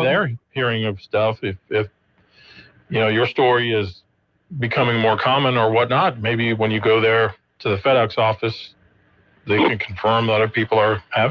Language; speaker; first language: English; native; English